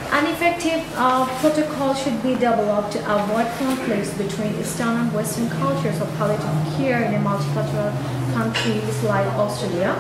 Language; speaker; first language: English; non-native, local second language; Bangla